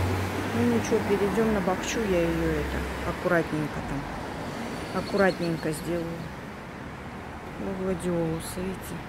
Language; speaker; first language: Russian; native; Russian